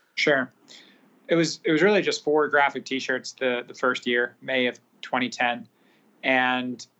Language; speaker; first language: English; native; English